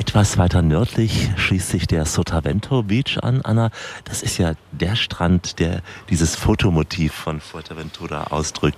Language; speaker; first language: German; native; German